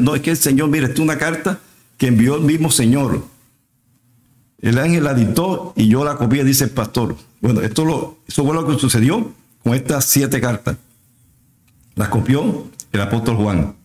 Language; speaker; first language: Spanish; native; Spanish